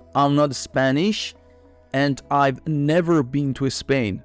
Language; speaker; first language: English; non-native, fluent; Persian